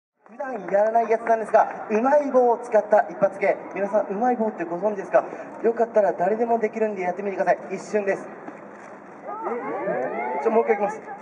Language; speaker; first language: Japanese; native; Japanese